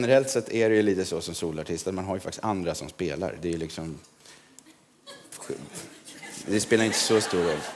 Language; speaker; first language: Swedish; native; Swedish